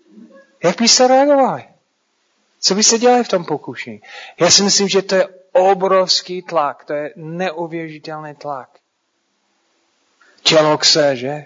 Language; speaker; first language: Czech; non-native, fluent; English